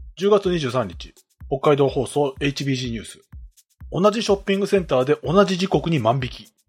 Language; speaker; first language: Japanese; native; Japanese